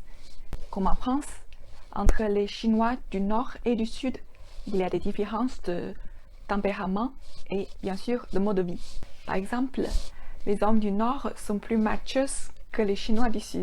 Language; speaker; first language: French; non-native, fluent; Chinese